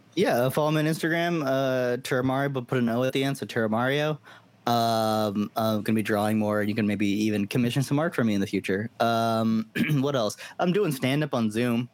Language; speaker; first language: English; early bilingual, other home language; Hindi